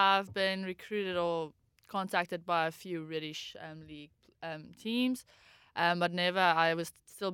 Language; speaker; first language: English; non-native, local second language; Afrikaans